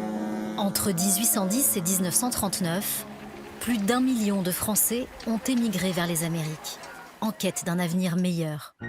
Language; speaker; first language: French; native; French